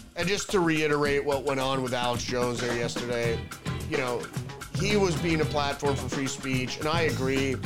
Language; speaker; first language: English; early bilingual, other home language; German